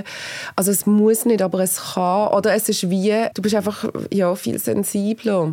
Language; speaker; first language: German; native; German